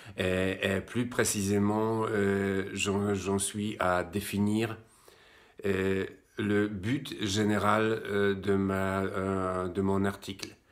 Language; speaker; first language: French; non-native, fluent; Polish